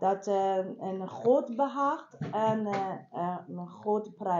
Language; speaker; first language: Dutch; non-native, learner; Persian